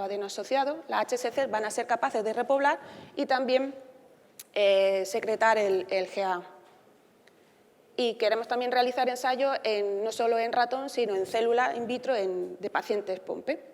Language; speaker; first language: Spanish; native; Spanish